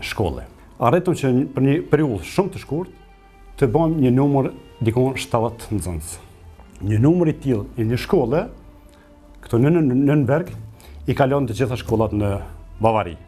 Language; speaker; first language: Albanian; native; Albanian